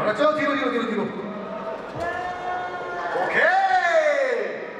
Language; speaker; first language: Korean; native; Korean